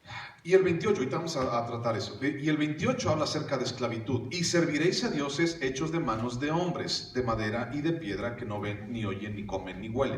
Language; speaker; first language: Spanish; native; Spanish